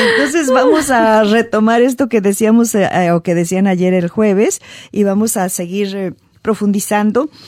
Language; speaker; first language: Spanish; native; Spanish